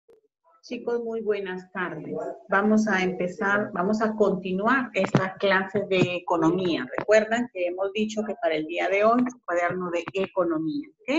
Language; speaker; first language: Spanish; native; Spanish